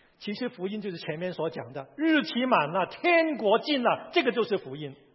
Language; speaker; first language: Chinese; non-native, local second language; Cantonese